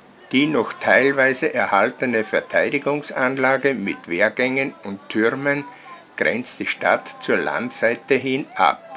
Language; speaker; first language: German; native; German